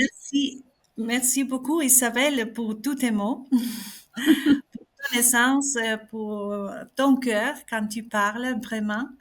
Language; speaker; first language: French; non-native, fluent; Spanish